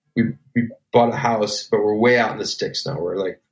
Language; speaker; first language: English; native; English